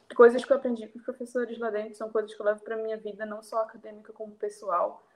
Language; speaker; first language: Portuguese; native; Portuguese